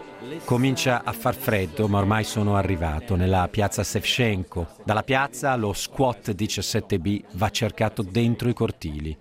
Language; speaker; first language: Italian; native; Italian